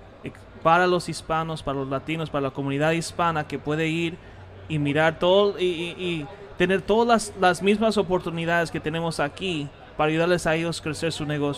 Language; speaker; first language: Spanish; early bilingual, heritage; Spanish